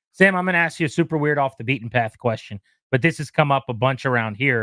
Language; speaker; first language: English; native; English